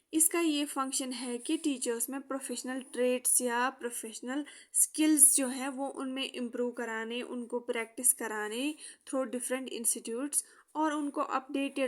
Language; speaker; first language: Hindi; native; Hindi